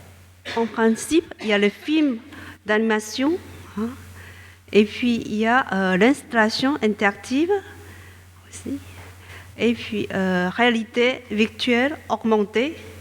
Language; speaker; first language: French; non-native, fluent; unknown